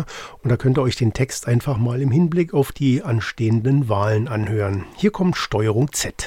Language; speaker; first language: German; native; German